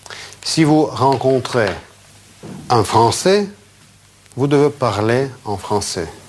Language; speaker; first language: French; non-native, fluent; Russian